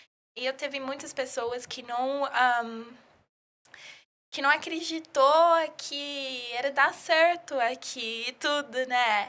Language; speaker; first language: Portuguese; early bilingual, heritage; English